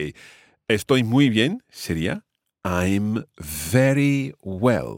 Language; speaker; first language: Spanish; non-native, fluent; English